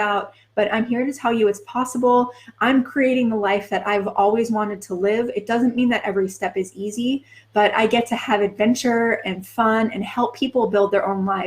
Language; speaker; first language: English; native; English